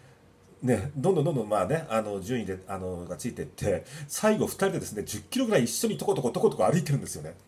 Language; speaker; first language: Japanese; native; Japanese